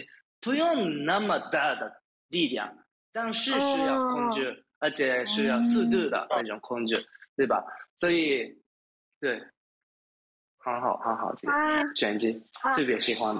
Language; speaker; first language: Chinese; non-native, learner; Japanese